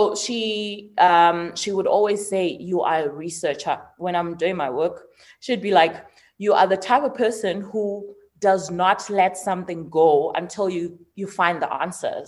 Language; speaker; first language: English; non-native, local second language; Xhosa